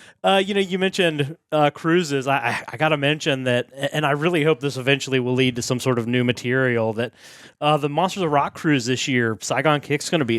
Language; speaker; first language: English; native; English